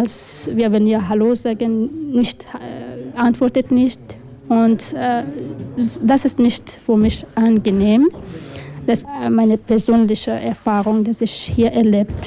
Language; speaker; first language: German; non-native, learner; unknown